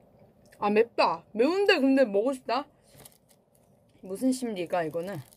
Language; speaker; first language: Korean; non-native, fluent; Chinese